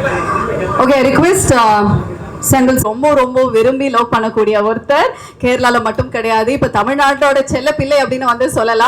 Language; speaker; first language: Tamil; native; Tamil